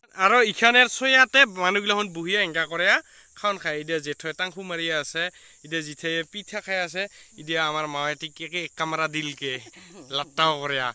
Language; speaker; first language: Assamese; non-native, local second language; Rangpuri